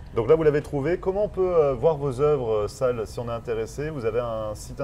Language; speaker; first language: French; native; French